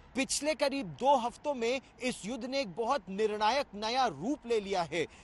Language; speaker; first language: Hindi; native; Hindi